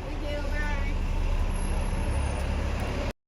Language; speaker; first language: English; non-native, learner; Cantonese